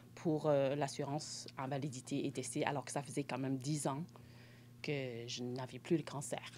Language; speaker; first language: French; non-native, fluent; English